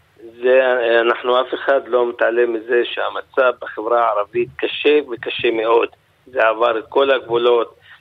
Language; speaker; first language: Hebrew; non-native, local second language; Arabic